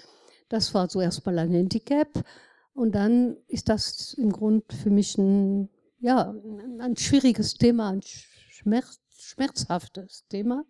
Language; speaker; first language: German; non-native, fluent; French